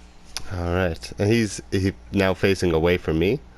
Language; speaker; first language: English; native; English